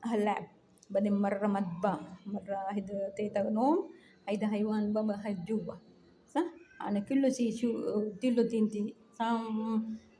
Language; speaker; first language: Arabic; non-native, learner; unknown